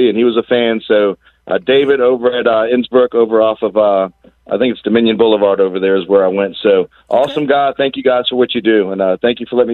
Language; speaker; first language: English; native; English